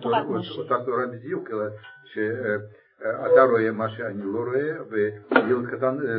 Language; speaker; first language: Hebrew; non-native, fluent; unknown